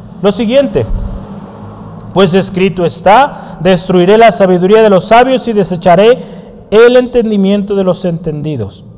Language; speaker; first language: Spanish; native; Spanish